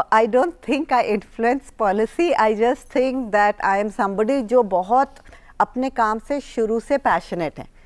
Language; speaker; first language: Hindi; non-native, local second language; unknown